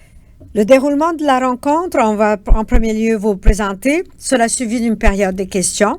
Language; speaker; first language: French; native; French